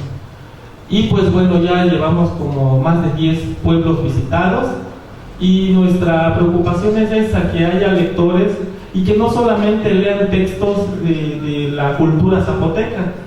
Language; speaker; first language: Spanish; non-native, local second language; Zapotec